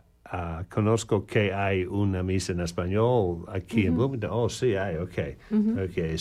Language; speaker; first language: Spanish; non-native, learner; English